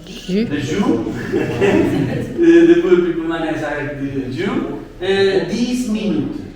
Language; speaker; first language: French; non-native, learner; Portuguese